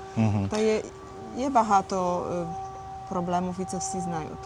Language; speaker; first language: Ukrainian; non-native, fluent; Polish